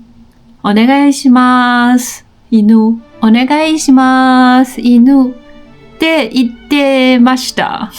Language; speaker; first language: Japanese; non-native, learner; Chinese